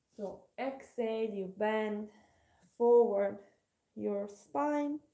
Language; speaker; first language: English; non-native, fluent; Italian